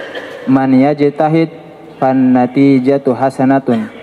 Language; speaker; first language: Arabic; non-native, learner; Indonesian